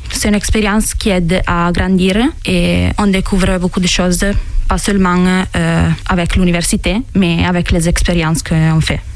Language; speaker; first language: French; non-native, fluent; Italian